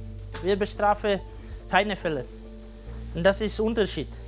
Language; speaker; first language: German; non-native, learner; Dutch